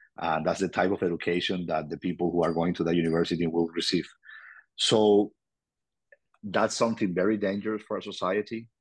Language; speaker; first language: English; non-native, fluent; Spanish